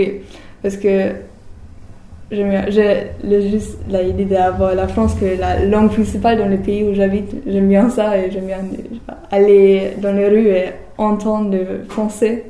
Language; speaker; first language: French; non-native, learner; German